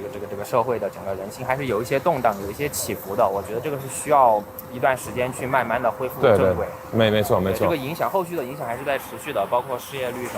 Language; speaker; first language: Chinese; native; Chinese